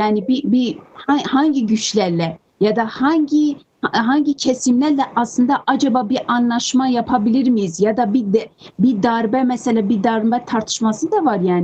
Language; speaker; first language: Turkish; non-native, fluent; Kurdish